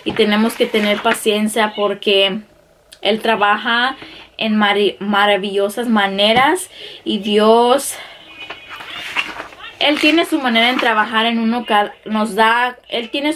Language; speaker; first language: Spanish; early bilingual, heritage; Spanish